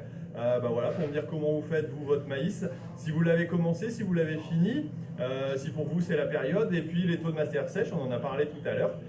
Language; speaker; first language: French; native; French